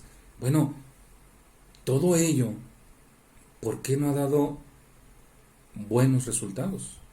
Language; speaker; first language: Spanish; native; Spanish